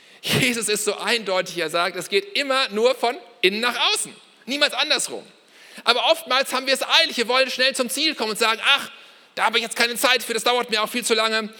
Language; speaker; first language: German; native; German